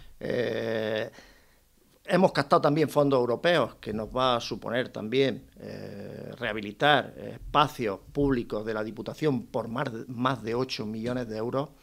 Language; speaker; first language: Spanish; native; Spanish